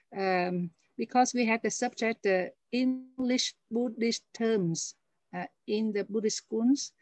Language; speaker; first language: English; non-native, fluent; Vietnamese